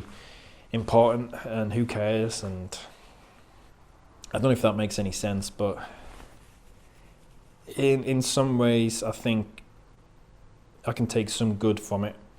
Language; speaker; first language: English; native; English